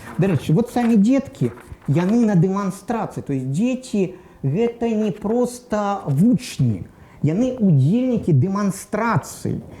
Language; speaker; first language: Belarusian; non-native, local second language; Russian